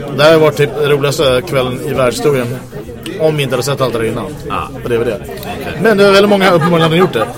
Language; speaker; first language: Swedish; non-native, fluent; English